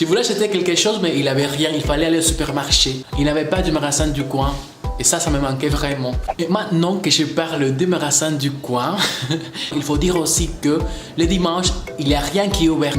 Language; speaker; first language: French; non-native, fluent; Spanish